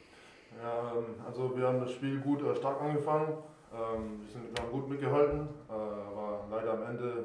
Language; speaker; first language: German; non-native, fluent; English